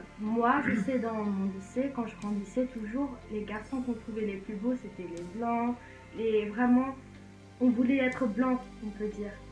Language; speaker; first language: French; non-native, fluent; English